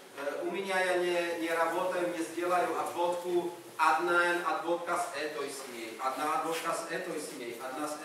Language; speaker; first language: Russian; non-native, learner; Czech